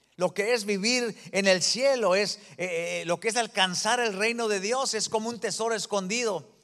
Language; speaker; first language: Spanish; early bilingual, heritage; Spanish